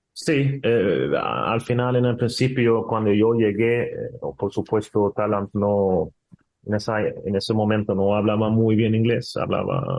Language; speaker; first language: Spanish; non-native, fluent; Swedish